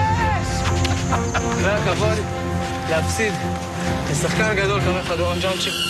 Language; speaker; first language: Hebrew; native; Hebrew